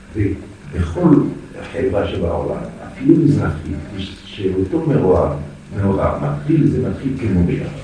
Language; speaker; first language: Hebrew; non-native, fluent; French